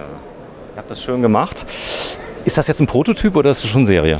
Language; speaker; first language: German; native; German